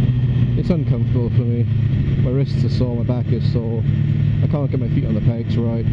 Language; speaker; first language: English; native; English